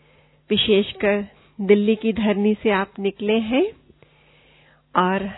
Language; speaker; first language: Hindi; native; Hindi